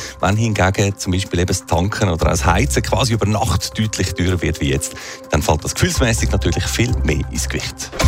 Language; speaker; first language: German; native; German